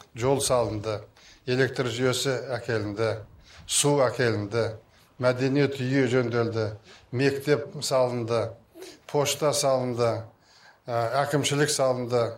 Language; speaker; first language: Kazakh; native; Kazakh